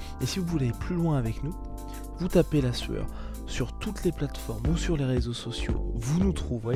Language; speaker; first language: French; native; French